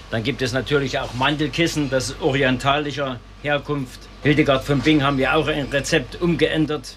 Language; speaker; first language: German; native; German